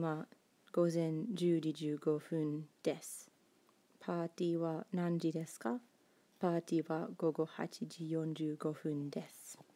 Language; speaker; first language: Japanese; non-native, fluent; English